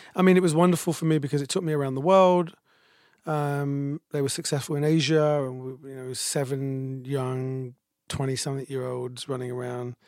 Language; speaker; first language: English; native; English